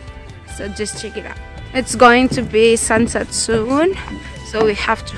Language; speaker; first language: English; non-native, learner; Indonesian